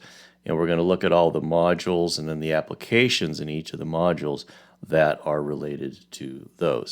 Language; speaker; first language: English; native; English